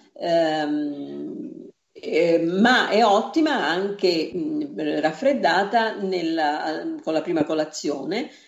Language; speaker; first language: Italian; native; Italian